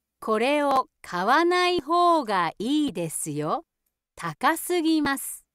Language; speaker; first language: Japanese; native; Japanese